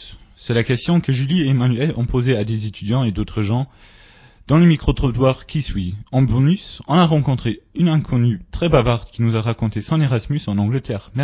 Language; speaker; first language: French; native; French